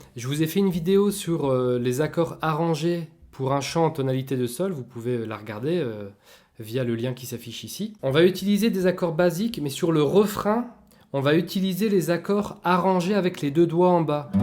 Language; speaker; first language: French; native; French